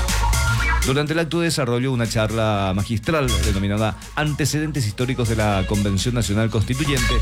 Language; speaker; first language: Spanish; native; Spanish